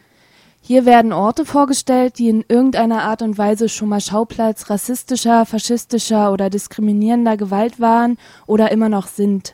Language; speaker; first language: German; native; German